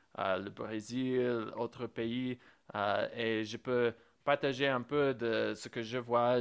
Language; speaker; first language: French; non-native, fluent; English